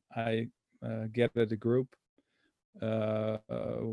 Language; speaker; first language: English; non-native, fluent; Dutch